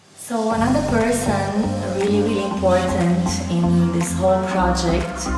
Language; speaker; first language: English; non-native, fluent; Portuguese